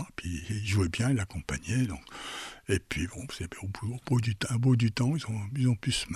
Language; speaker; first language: French; native; French